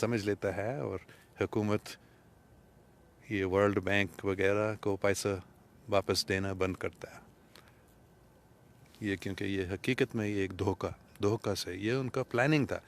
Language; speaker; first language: Urdu; non-native, fluent; English